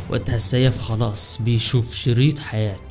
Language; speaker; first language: Arabic; native; Arabic